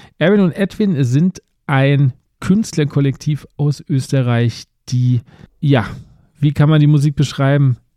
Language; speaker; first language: German; native; German